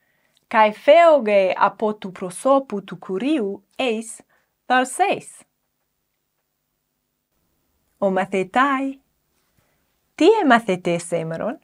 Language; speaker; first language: Greek; non-native, fluent; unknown